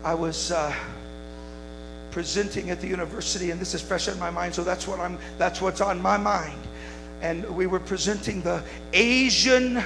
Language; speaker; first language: English; native; English